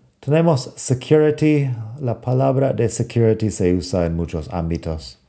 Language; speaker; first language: Spanish; non-native, fluent; English